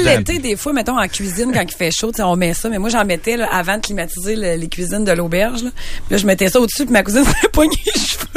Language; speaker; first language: French; native; French